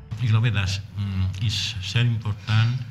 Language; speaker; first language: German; non-native, learner; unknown